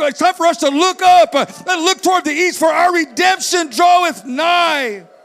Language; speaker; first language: English; native; English